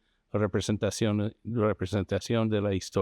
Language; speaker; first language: Spanish; non-native, fluent; English